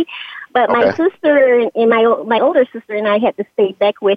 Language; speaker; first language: English; early bilingual, other home language; Haitian Creole